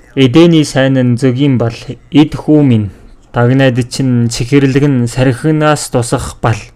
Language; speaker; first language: Mongolian; non-native, fluent; Korean